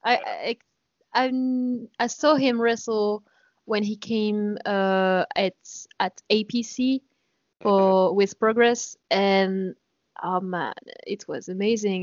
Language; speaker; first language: English; non-native, fluent; French